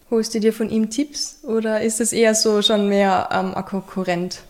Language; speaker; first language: German; native; German